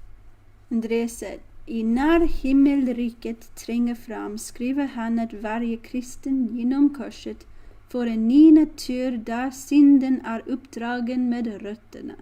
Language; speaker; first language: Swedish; non-native, learner; English